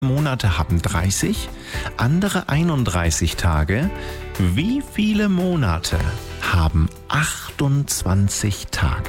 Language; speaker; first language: German; native; German